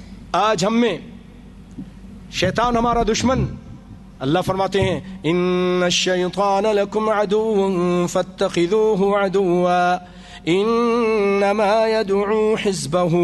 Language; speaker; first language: Urdu; native; Urdu